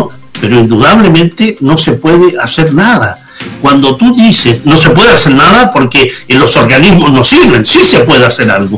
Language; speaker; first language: Spanish; native; Spanish